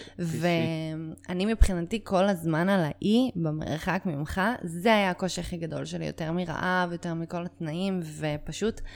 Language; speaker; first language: Hebrew; native; Hebrew